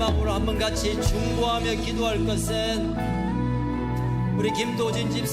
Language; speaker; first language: Korean; native; Korean